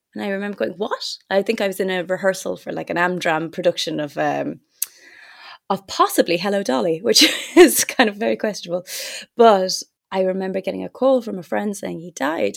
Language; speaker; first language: English; native; English